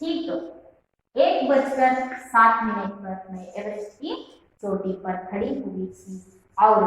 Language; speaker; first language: Hindi; non-native, local second language; Kannada